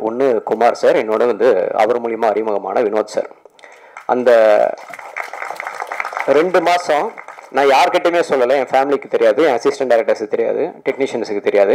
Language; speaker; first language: Tamil; native; Tamil